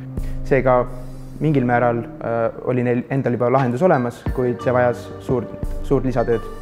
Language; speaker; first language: Estonian; native; Estonian